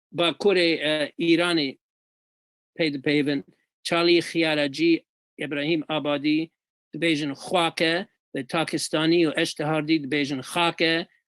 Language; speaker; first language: Kurdish; non-native, fluent; English